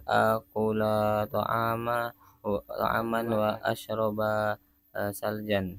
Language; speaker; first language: Arabic; non-native, learner; Indonesian